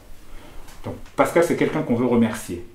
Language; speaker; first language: French; native; French